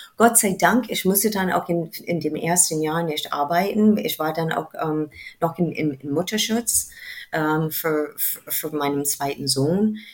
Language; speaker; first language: German; non-native, fluent; English